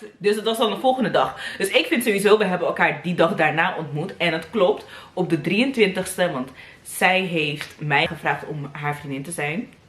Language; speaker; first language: Dutch; native; Dutch